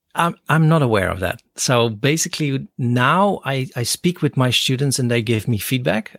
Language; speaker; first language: English; non-native, fluent; Dutch